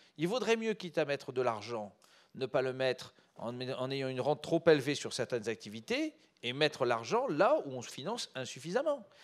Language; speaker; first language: French; native; French